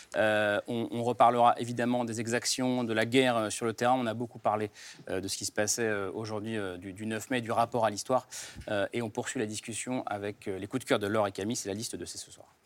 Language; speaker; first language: French; native; French